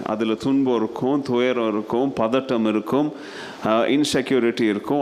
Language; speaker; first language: Tamil; native; Tamil